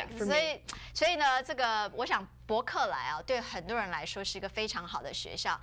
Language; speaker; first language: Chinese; native; Chinese